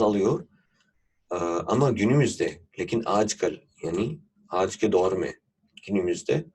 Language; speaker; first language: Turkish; non-native, fluent; Urdu